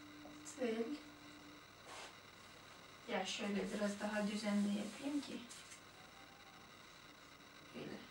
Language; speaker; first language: Turkish; non-native, fluent; Russian